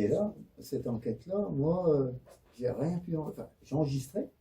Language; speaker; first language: French; native; French